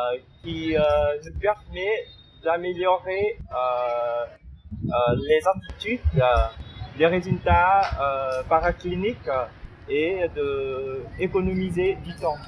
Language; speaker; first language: French; non-native, fluent; Vietnamese